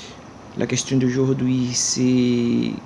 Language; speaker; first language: French; non-native, learner; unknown